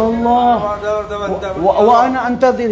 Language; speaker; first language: Arabic; non-native, learner; Maranao